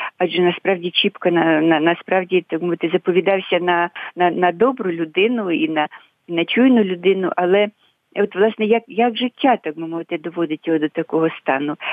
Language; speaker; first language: Ukrainian; native; Ukrainian